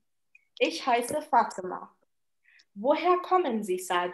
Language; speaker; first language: German; non-native, fluent; Bangla